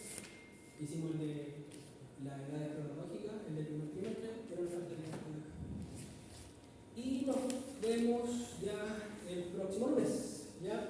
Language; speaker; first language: Spanish; native; Spanish